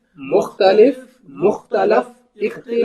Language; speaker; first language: Arabic; non-native, learner; Urdu